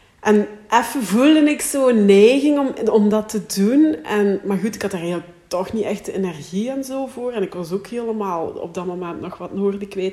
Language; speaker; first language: Dutch; native; Dutch